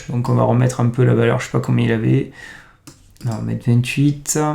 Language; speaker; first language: French; native; French